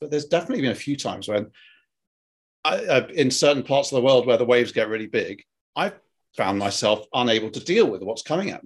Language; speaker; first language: English; native; English